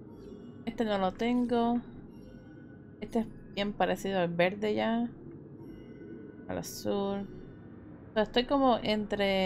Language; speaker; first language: Spanish; early bilingual, heritage; Spanish